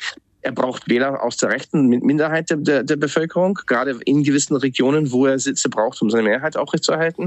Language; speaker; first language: German; non-native, fluent; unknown